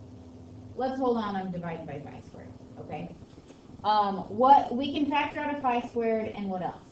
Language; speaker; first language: English; native; English